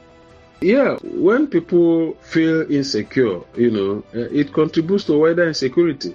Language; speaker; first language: English; non-native, local second language; Igbo